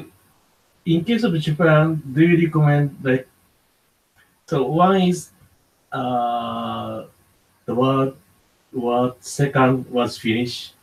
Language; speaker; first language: English; non-native, learner; Japanese